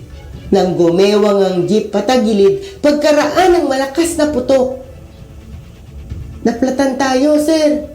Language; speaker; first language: Filipino; native; Filipino